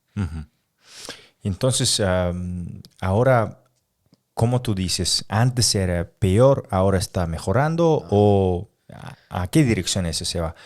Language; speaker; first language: Spanish; non-native, fluent; Mongolian